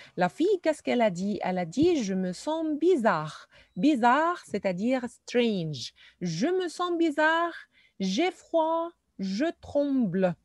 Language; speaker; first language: French; non-native, fluent; Arabic